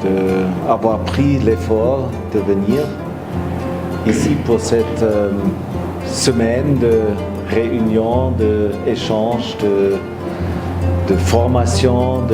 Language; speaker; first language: French; non-native, fluent; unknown